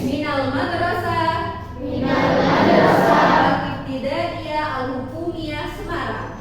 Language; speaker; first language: Arabic; non-native, fluent; Indonesian